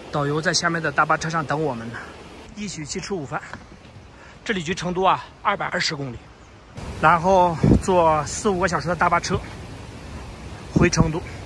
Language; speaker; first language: Chinese; native; Chinese